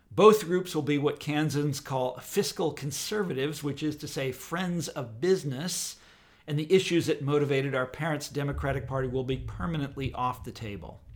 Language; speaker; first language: English; native; English